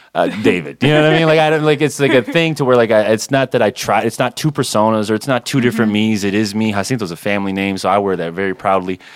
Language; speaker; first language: English; native; English